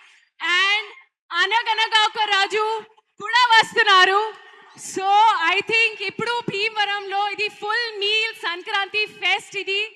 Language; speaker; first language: Telugu; non-native, local second language; Hindi